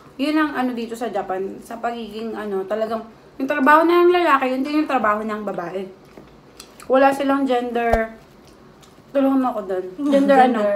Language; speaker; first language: Filipino; native; Filipino